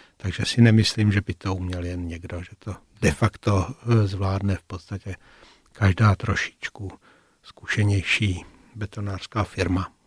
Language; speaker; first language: Czech; native; Czech